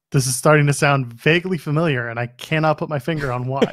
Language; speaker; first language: English; native; English